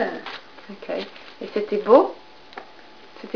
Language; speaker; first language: French; non-native, fluent; English